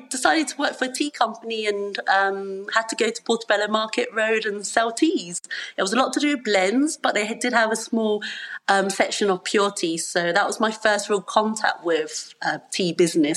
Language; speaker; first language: English; native; English